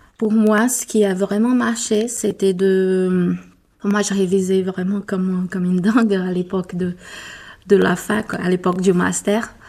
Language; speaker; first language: French; non-native, fluent; Portuguese